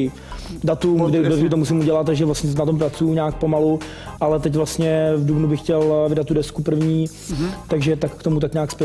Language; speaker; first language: Czech; native; Czech